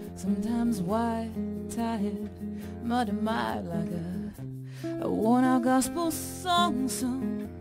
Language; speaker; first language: English; native; English